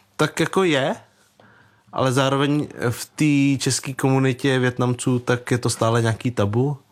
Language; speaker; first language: Czech; early bilingual, other home language; Vietnamese